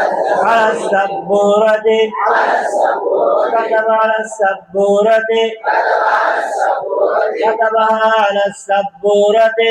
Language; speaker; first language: Arabic; non-native, fluent; Bangla